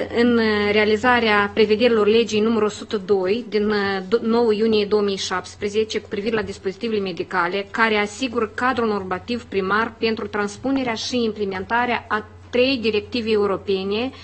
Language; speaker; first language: Romanian; native; Romanian